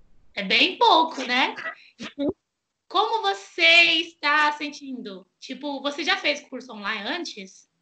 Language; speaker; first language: Portuguese; non-native, fluent; Chinese